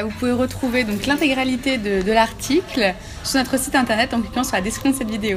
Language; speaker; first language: French; native; French